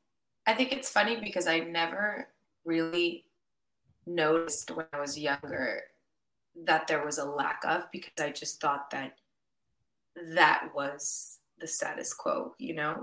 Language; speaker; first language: English; early bilingual, other home language; Spanish